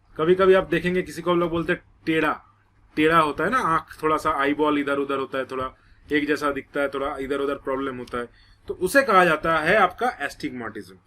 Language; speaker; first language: Hindi; non-native, local second language; Bangla